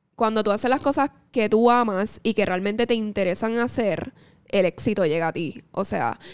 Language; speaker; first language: Spanish; native; Spanish